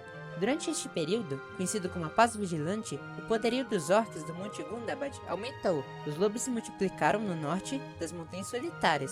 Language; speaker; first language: Portuguese; native; Portuguese